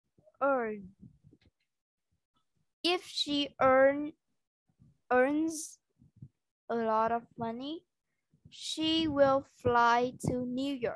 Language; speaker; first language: English; non-native, learner; Vietnamese